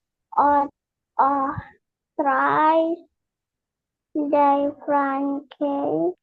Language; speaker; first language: German; non-native, learner; Indonesian